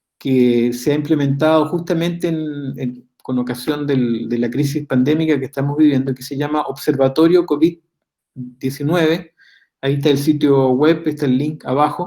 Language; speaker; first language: Spanish; native; Spanish